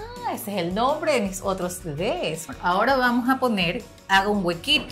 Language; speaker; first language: Spanish; native; Spanish